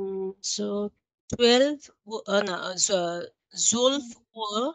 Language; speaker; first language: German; non-native, learner; Bangla